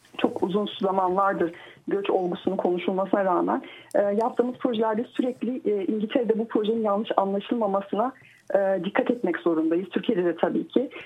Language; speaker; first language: Turkish; native; Turkish